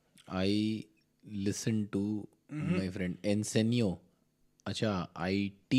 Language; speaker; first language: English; non-native, local second language; Hindi